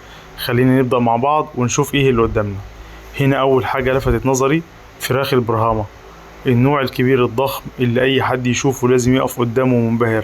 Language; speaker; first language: Arabic; native; Arabic